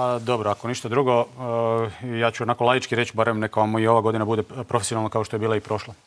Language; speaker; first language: Croatian; native; Croatian